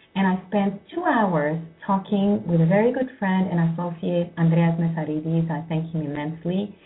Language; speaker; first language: English; non-native, fluent; Greek